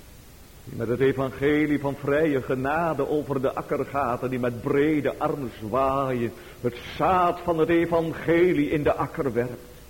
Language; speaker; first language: Dutch; native; Dutch